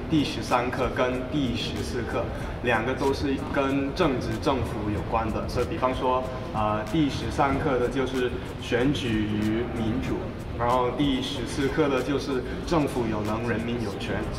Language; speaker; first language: Chinese; non-native, fluent; English